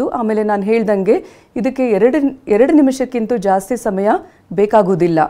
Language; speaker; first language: Kannada; native; Kannada